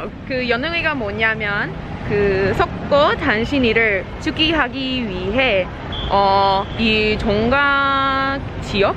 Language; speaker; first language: Korean; non-native, learner; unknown